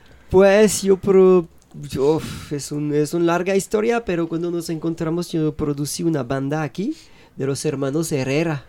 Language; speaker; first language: Spanish; non-native, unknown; French